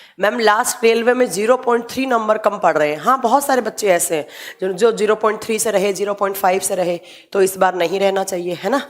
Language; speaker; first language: Hindi; native; Hindi